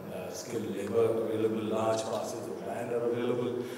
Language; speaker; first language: English; non-native, local second language; Tamil